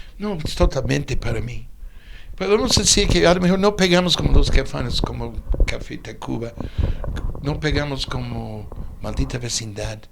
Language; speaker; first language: Spanish; non-native, fluent; English